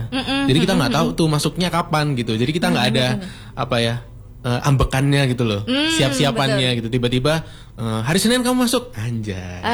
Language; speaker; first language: Indonesian; native; Indonesian